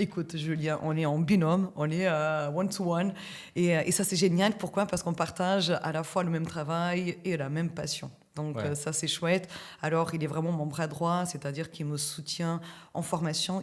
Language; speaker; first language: French; native; French